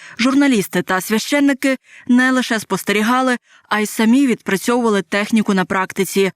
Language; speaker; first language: Ukrainian; native; Ukrainian